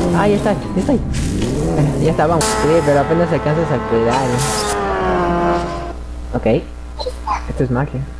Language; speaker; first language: Spanish; native; Spanish